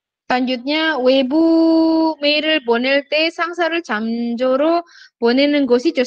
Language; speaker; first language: Korean; non-native, fluent; Indonesian